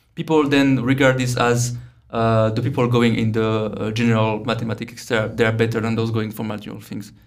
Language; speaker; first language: English; non-native, fluent; French